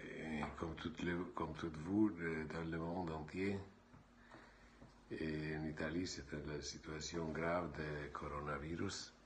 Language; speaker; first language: French; non-native, learner; Albanian